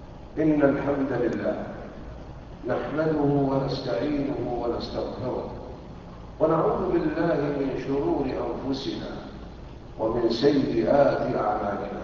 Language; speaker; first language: Arabic; native; Arabic